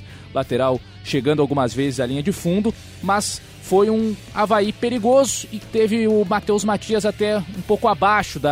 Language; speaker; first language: Portuguese; native; Portuguese